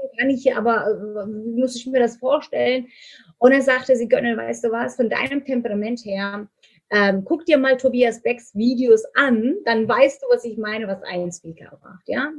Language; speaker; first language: German; non-native, fluent; Turkish